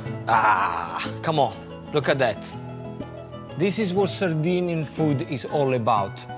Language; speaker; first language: English; non-native, fluent; Italian